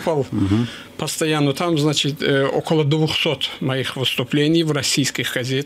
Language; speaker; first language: Russian; non-native, local second language; Azerbaijani